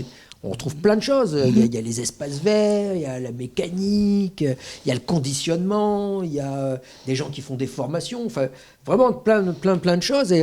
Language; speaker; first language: French; native; French